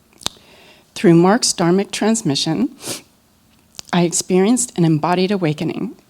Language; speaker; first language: English; native; English